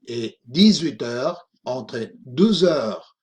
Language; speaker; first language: French; non-native, fluent; Spanish